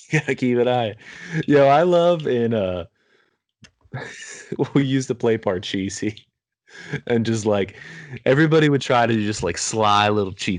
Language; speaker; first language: English; native; English